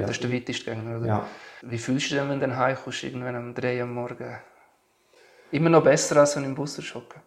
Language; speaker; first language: German; native; German